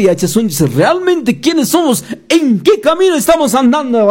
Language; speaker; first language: Spanish; non-native, local second language; Quechua